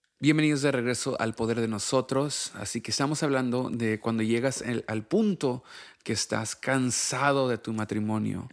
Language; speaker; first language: Spanish; early bilingual, heritage; Spanish